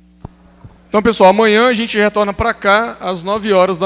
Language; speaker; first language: Portuguese; native; Portuguese